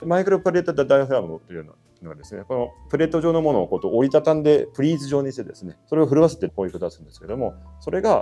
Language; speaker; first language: Japanese; native; Japanese